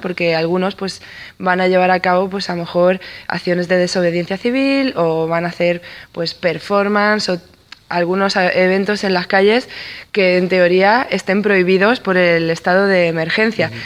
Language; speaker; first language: Spanish; native; Spanish